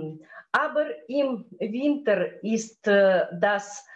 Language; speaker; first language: German; non-native, learner; Russian